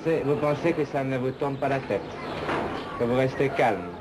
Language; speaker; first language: French; native; French